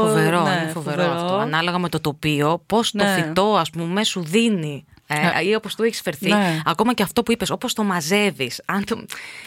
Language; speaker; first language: Greek; native; Greek